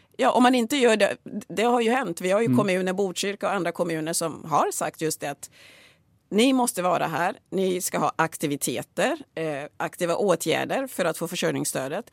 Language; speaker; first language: Swedish; early bilingual, other home language; Swahili